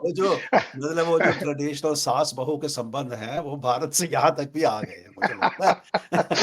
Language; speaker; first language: Hindi; native; Hindi